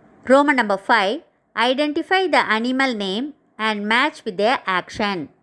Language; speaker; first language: English; non-native, local second language; Tamil